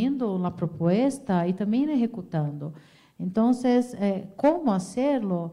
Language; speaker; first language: Spanish; non-native, fluent; Portuguese